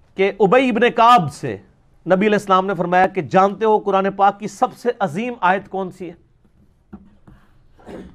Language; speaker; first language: Urdu; non-native, local second language; Punjabi